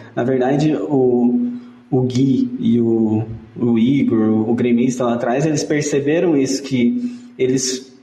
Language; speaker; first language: Portuguese; native; Portuguese